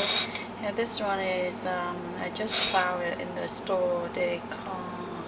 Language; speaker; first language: English; non-native, learner; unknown